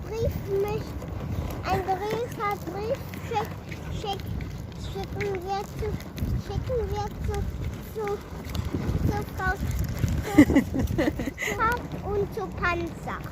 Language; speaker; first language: German; non-native, learner; Thai